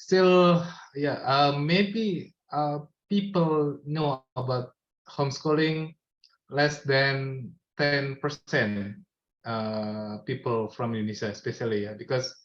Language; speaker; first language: English; non-native, learner; Indonesian